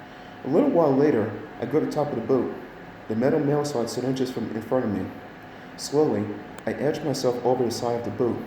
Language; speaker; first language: English; native; English